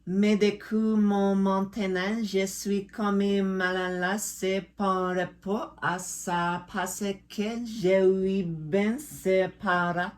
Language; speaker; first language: French; non-native, learner; English